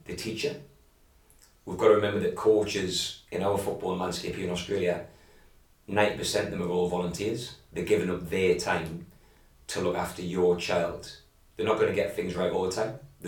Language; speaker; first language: English; native; English